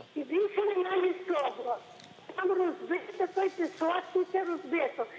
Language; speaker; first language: Ukrainian; native; Ukrainian